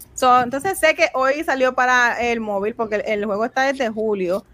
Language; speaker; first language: Spanish; native; Spanish